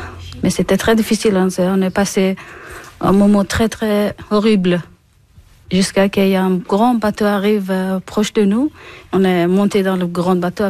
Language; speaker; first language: French; non-native, learner; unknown